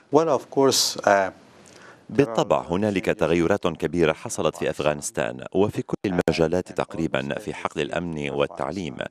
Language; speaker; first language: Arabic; non-native, fluent; Persian